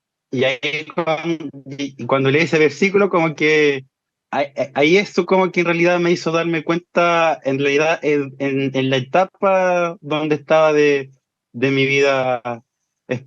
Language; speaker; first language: Spanish; native; Spanish